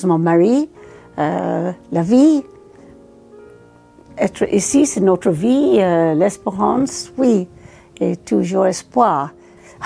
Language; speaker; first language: French; non-native, fluent; English